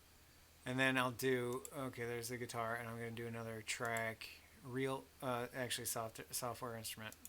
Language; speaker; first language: English; native; English